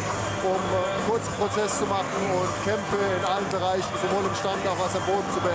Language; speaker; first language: German; native; German